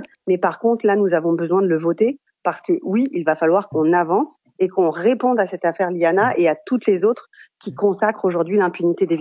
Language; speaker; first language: French; native; French